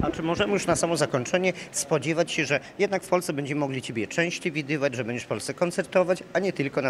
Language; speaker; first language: Polish; native; Polish